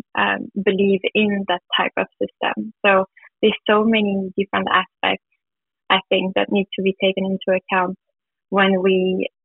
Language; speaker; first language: English; non-native, fluent; German